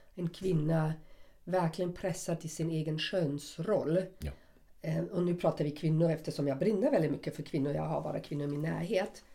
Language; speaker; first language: Swedish; non-native, fluent; German